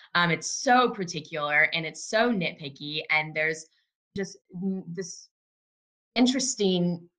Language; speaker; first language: English; native; English